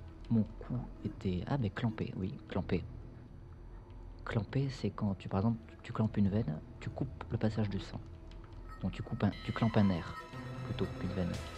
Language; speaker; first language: French; native; French